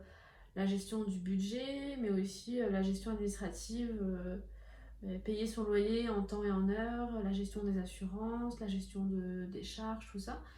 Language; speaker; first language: French; native; French